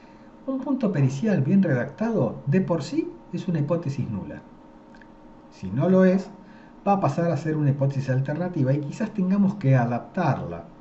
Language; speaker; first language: Spanish; native; Spanish